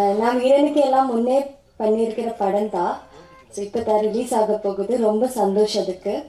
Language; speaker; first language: Tamil; non-native, fluent; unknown